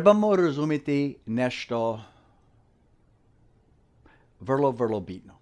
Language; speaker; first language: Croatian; early bilingual, heritage; English